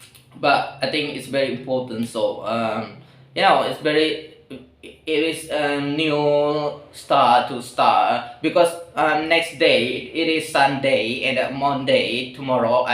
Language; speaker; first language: English; non-native, learner; Indonesian